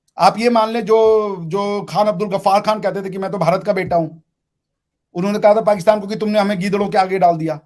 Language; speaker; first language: Hindi; native; Hindi